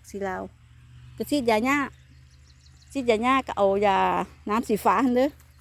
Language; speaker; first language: Thai; native; Thai